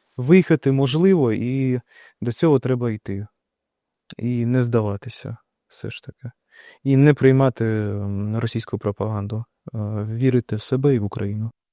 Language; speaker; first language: Ukrainian; non-native, local second language; Russian